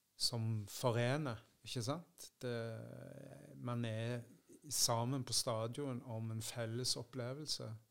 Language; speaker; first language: Norwegian; early bilingual, other home language; Dutch